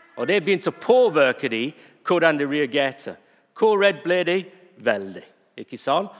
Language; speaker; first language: Norwegian; non-native, fluent; English